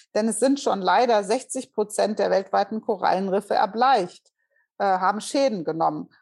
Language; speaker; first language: German; native; German